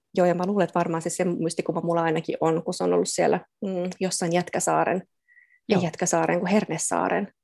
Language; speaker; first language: Finnish; native; Finnish